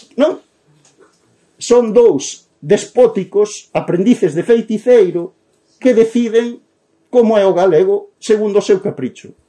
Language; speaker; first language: Galician; native; Galician